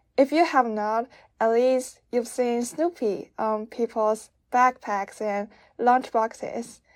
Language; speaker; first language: English; non-native, fluent; Chinese